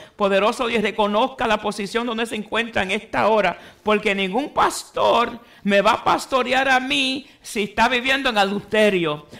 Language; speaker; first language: Spanish; early bilingual, heritage; Spanish